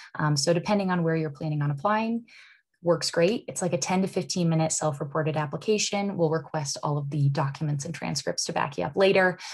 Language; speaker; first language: English; native; English